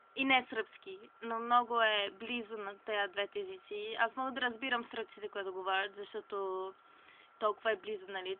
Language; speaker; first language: Bulgarian; early bilingual, heritage; Bulgarian